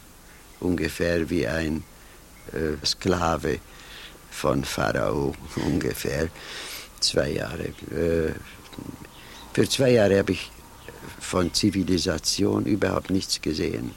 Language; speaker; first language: German; non-native, fluent; Hungarian